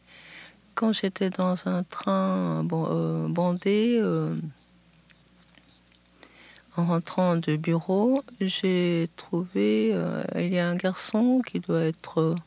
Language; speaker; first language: French; non-native, fluent; Japanese